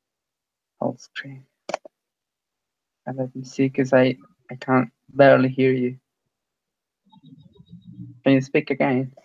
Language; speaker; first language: English; non-native, fluent; Spanish